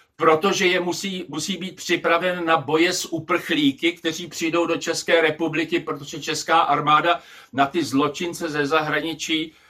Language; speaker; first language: Czech; native; Czech